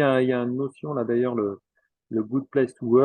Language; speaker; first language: French; native; French